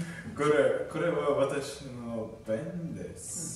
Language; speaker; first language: Japanese; non-native, learner; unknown